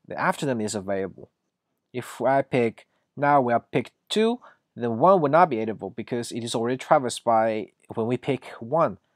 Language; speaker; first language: English; non-native, fluent; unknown